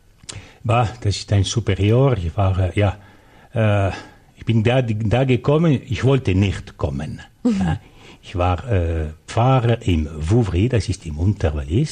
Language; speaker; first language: German; non-native, local second language; French